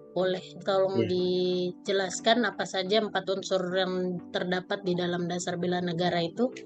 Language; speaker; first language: Indonesian; native; Indonesian